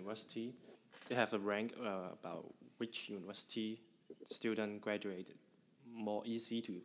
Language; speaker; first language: English; non-native, learner; Chinese